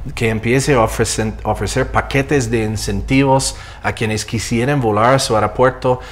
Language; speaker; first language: Spanish; non-native, fluent; English